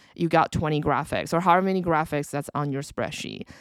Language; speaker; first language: English; early bilingual, other home language; Chinese